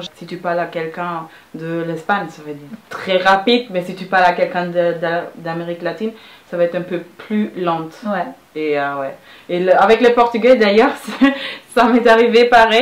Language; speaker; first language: French; non-native, fluent; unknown